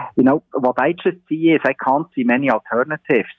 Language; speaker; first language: English; non-native, fluent; German